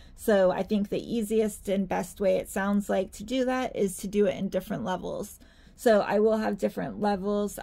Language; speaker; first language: English; native; English